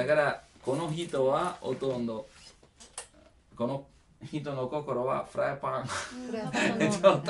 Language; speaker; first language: Japanese; non-native, learner; Italian